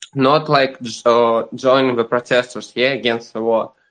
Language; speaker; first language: English; non-native, learner; Russian